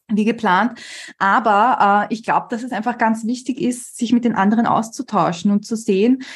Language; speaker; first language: German; native; German